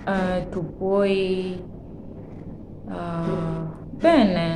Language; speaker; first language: Italian; non-native, learner; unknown